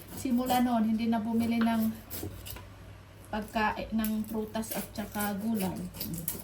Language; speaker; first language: Filipino; native; Filipino